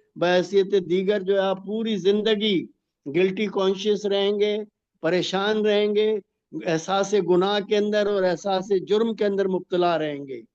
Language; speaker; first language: Urdu; non-native, local second language; Punjabi